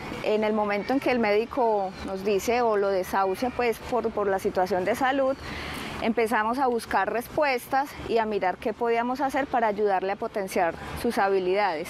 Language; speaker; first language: Spanish; native; Spanish